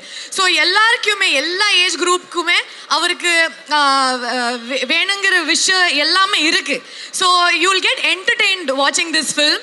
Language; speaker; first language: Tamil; non-native, learner; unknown